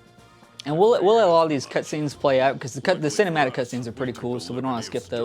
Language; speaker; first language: English; native; English